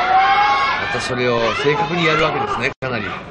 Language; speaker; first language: Japanese; native; Japanese